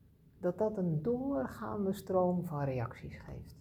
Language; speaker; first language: Dutch; native; Dutch